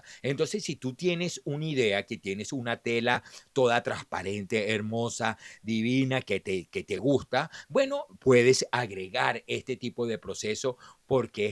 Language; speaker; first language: Spanish; native; Spanish